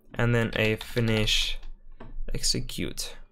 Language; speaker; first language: English; non-native, fluent; Spanish